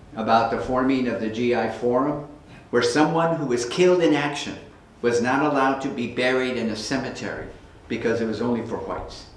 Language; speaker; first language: English; early bilingual, other home language; Spanish